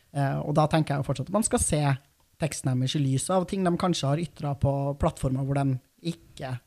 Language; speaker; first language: Norwegian; native; Norwegian